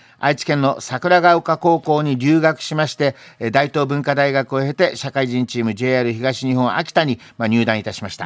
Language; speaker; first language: Japanese; native; Japanese